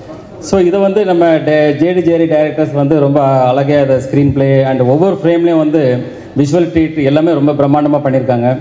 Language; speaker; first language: Tamil; native; Tamil